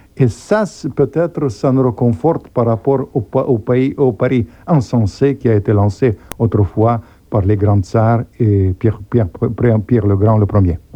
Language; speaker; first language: French; non-native, fluent; Russian